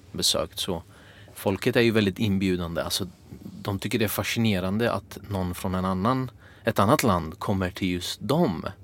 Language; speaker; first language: Swedish; early bilingual, other home language; Kurdish